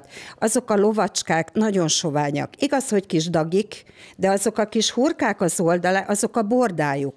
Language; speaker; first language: Hungarian; native; Hungarian